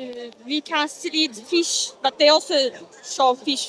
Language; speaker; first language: English; non-native, learner; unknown